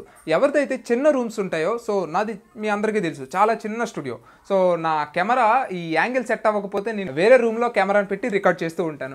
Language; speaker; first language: Telugu; native; Telugu